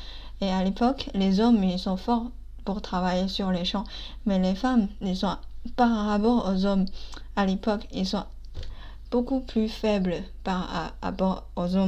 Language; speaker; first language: French; non-native, fluent; Chinese